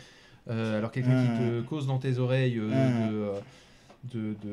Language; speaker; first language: French; native; French